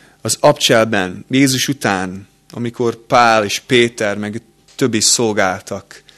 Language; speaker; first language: Hungarian; non-native, fluent; English